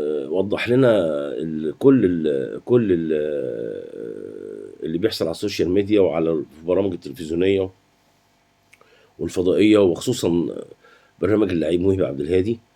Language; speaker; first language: Arabic; native; Arabic